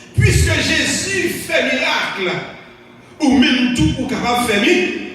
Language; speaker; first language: French; non-native, local second language; Haitian Creole